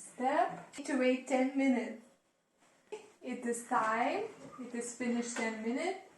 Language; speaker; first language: English; non-native, learner; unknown